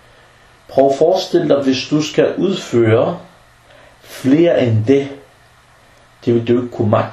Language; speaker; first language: Danish; non-native, fluent; Arabic